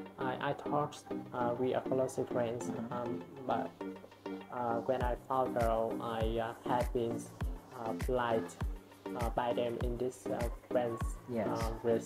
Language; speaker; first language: English; non-native, learner; Vietnamese